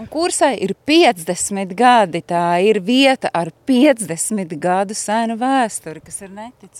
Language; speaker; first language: Latvian; native; Latvian